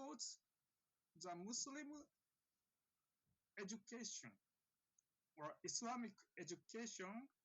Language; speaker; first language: English; non-native, fluent; Japanese